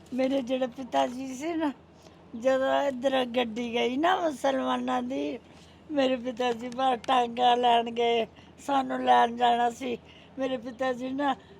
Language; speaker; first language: Punjabi; non-native, local second language; Hindi